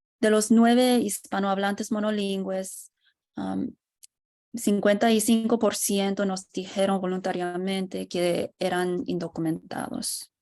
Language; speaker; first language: Spanish; non-native, fluent; English